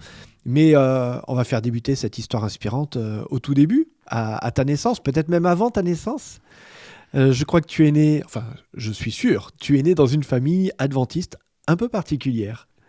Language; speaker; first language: French; native; French